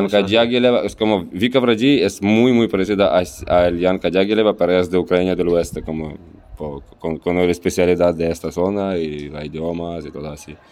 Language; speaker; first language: Spanish; non-native, fluent; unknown